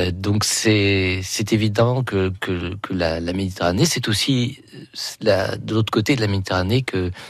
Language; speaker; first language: French; native; French